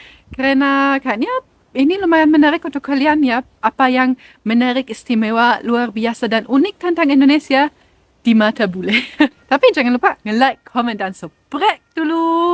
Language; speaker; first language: Indonesian; non-native, fluent; German